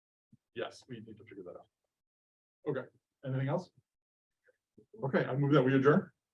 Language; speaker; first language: English; native; English